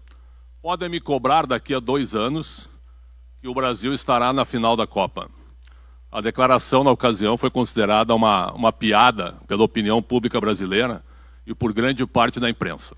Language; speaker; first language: Portuguese; native; Portuguese